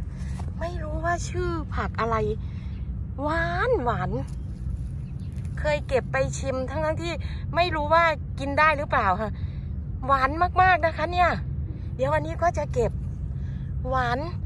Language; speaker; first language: Thai; native; Thai